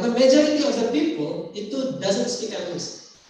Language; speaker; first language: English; non-native, fluent; Indonesian